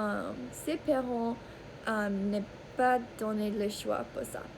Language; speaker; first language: French; non-native, learner; English